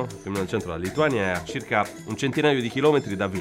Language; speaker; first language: Italian; native; Italian